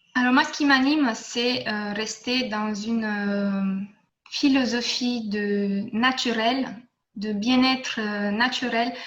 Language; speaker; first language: French; non-native, fluent; Romanian